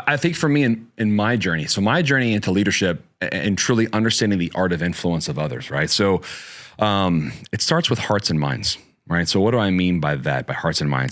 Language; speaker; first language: English; native; English